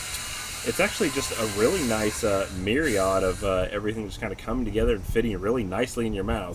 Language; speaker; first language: English; native; English